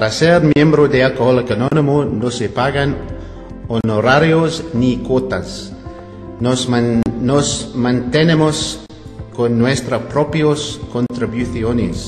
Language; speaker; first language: Spanish; non-native, learner; English